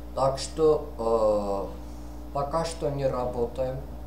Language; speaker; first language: Russian; non-native, fluent; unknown